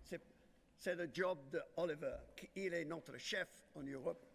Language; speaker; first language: French; non-native, fluent; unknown